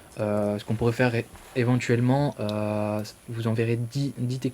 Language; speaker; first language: French; native; French